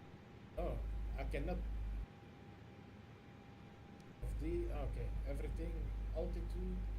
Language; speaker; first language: English; non-native, learner; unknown